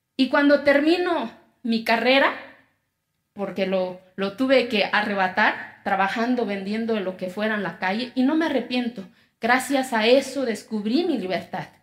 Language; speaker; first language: Spanish; non-native, local second language; Zapotec